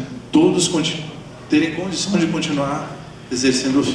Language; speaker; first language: Portuguese; native; Portuguese